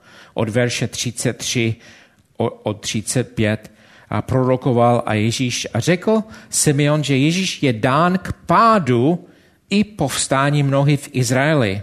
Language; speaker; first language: Czech; non-native, fluent; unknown